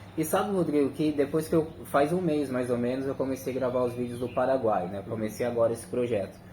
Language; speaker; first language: Portuguese; native; Portuguese